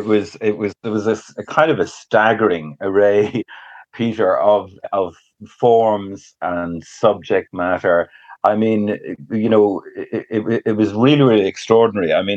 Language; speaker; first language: English; native; English